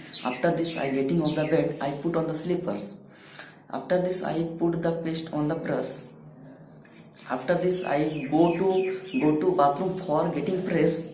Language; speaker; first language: English; non-native, learner; Hindi